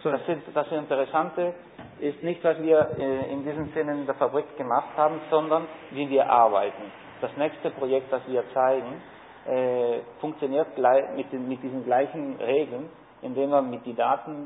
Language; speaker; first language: German; non-native, fluent; Spanish